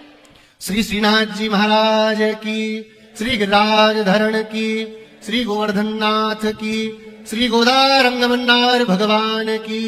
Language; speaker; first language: Hindi; native; Hindi